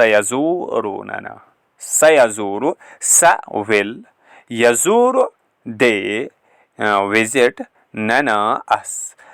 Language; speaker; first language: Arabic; non-native, fluent; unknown